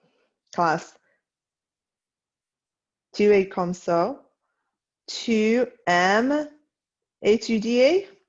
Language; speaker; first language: French; non-native, fluent; English